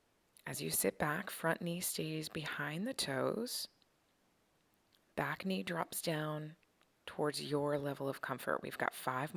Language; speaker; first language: English; native; English